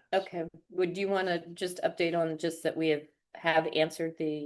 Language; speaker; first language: English; native; English